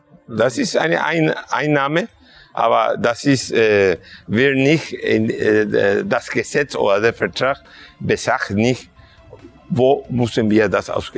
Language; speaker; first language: German; non-native, fluent; Spanish